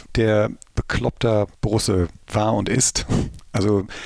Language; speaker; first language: German; native; German